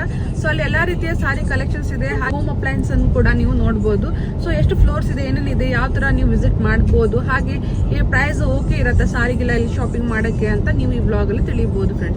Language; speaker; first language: Kannada; native; Kannada